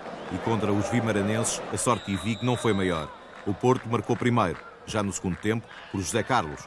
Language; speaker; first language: Portuguese; native; Portuguese